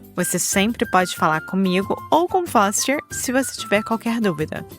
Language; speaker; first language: Portuguese; native; Portuguese